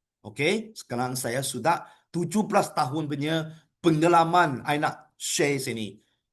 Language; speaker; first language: Malay; non-native, local second language; Chinese